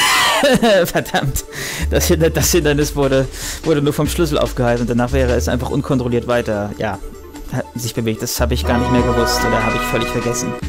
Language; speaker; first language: German; native; German